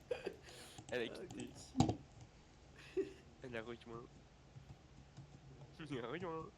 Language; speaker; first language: French; native; French